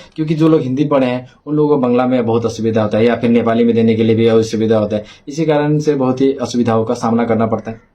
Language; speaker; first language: Hindi; non-native, local second language; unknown